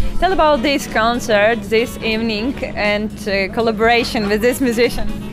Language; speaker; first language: English; non-native, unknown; Ukrainian